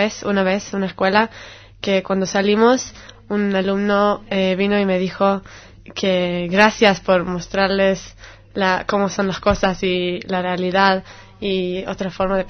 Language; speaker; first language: Spanish; non-native, fluent; Hebrew